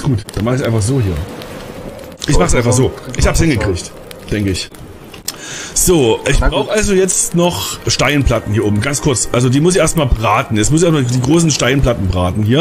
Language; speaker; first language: German; native; German